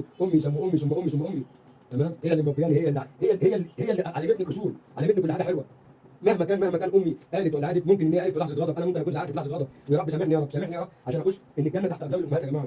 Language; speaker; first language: Arabic; native; Arabic